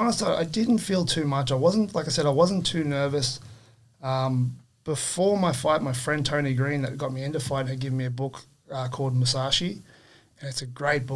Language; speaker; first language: English; native; English